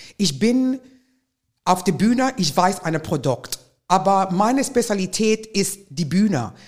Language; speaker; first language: German; non-native, fluent; English